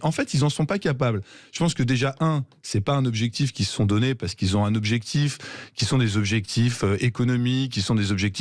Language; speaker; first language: French; native; French